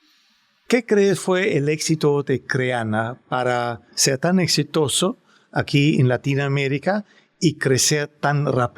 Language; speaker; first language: Spanish; non-native, fluent; Danish